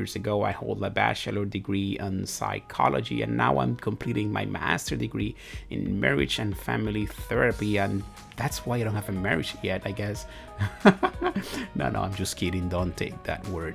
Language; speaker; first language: English; non-native, fluent; Spanish